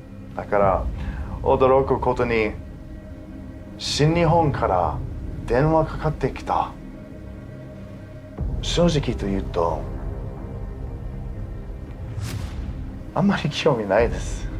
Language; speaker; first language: Japanese; non-native, fluent; English